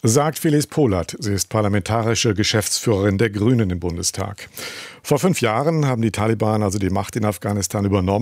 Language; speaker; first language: German; native; German